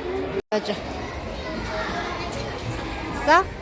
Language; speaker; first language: Korean; native; Korean